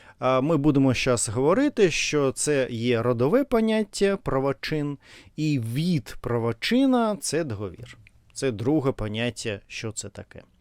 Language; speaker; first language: Ukrainian; non-native, learner; Russian